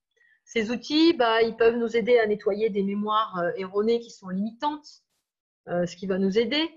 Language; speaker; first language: French; native; French